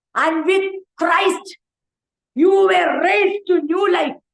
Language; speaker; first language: English; non-native, local second language; Malayalam